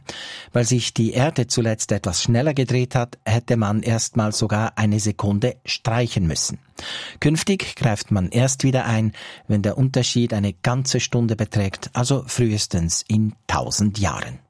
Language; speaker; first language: German; native; German